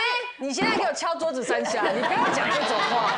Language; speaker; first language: Chinese; native; Chinese